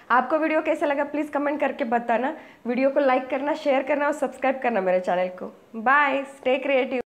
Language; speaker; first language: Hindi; non-native, local second language; Marathi